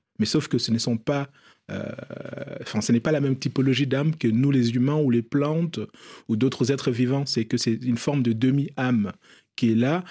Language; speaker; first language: French; non-native, local second language; Bambara